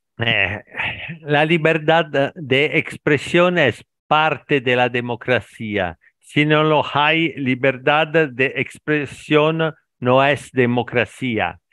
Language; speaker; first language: Spanish; non-native, learner; Italian